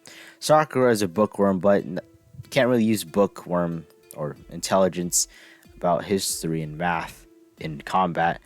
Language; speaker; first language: English; native; English